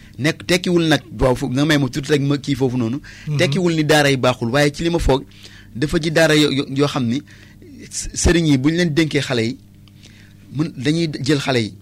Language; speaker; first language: Wolof; native; Wolof